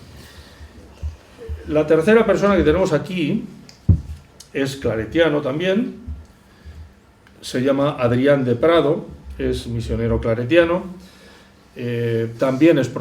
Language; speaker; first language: Spanish; native; Spanish